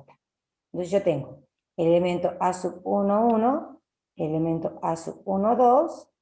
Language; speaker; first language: Spanish; native; Spanish